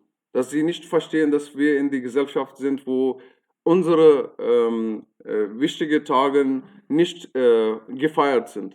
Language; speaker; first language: German; non-native, fluent; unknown